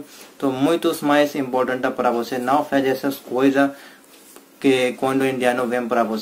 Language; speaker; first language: Portuguese; non-native, learner; Hindi